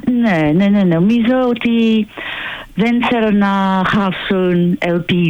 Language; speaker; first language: Greek; non-native, fluent; English